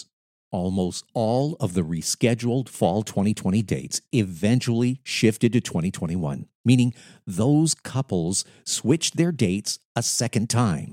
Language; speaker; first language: English; native; English